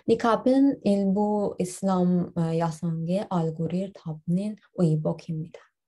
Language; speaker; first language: Korean; non-native, fluent; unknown